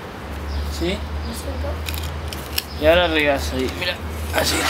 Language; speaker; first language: Spanish; native; Spanish